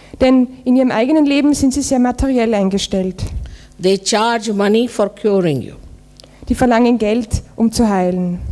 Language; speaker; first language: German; native; German